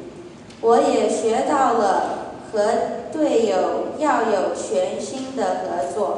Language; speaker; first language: Chinese; early bilingual, heritage; Chinese